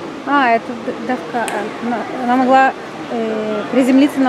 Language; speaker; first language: Russian; native; Russian